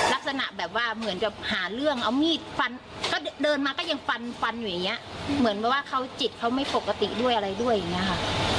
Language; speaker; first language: Thai; native; Thai